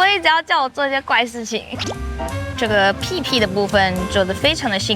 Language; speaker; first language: Chinese; native; Chinese